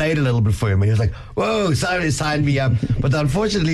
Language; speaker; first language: English; native; English